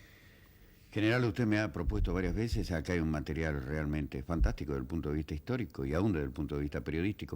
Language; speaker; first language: Spanish; native; Spanish